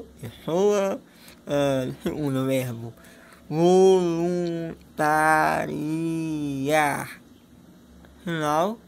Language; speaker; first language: Portuguese; non-native, local second language; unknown